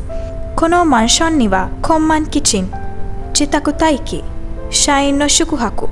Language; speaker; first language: Japanese; non-native, learner; Sinhala